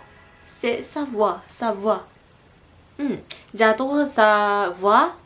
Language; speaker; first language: French; non-native, learner; Korean